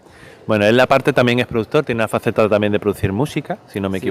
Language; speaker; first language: Spanish; native; Spanish